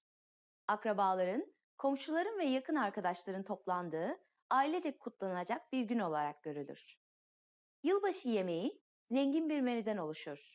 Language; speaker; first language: Turkish; native; Turkish